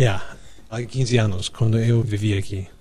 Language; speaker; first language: Portuguese; non-native, learner; English